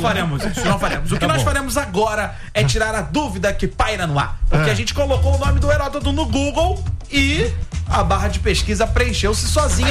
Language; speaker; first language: Portuguese; native; Portuguese